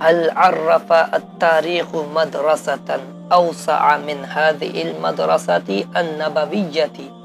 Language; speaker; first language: Arabic; non-native, fluent; Urdu